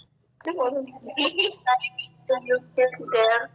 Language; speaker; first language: English; non-native, learner; Indonesian